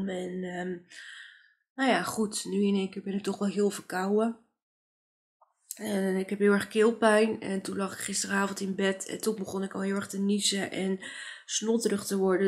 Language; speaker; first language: Dutch; native; Dutch